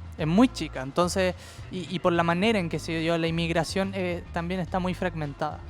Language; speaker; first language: Spanish; native; Spanish